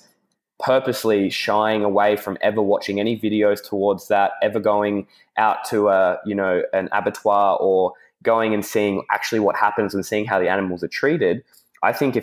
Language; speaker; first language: English; native; English